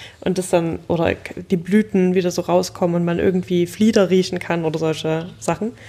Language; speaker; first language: German; native; German